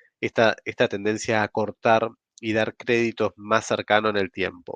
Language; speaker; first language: Spanish; native; Spanish